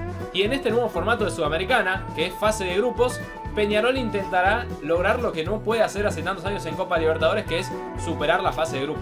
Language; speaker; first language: Spanish; native; Spanish